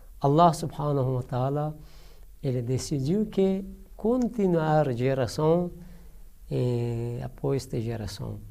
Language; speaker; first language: Portuguese; non-native, learner; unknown